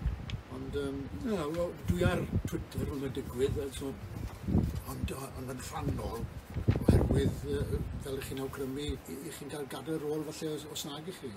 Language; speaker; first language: Welsh; native; Welsh